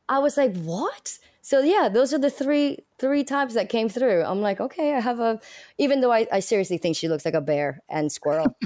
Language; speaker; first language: English; early bilingual, other home language; Spanish